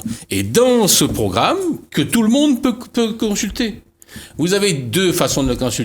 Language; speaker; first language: French; native; French